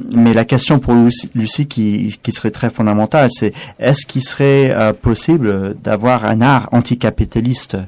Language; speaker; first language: French; non-native, fluent; German